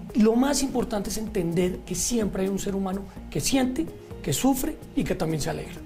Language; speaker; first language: Spanish; native; Spanish